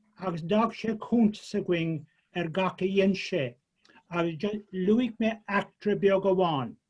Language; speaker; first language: Irish; native; Irish